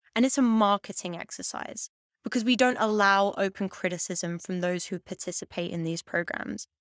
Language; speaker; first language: English; native; English